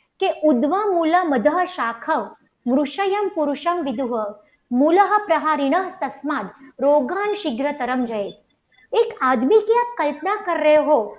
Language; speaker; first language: Hindi; non-native, local second language; Gujarati